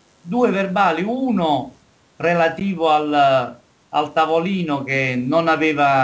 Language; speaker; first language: Italian; native; Italian